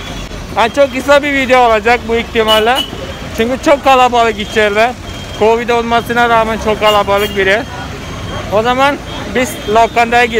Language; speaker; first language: Turkish; non-native, fluent; Malayalam